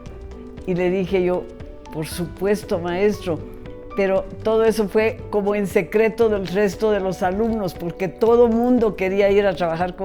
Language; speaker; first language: Spanish; native; Spanish